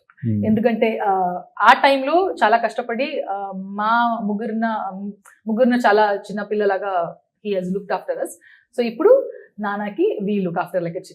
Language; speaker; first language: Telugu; non-native, local second language; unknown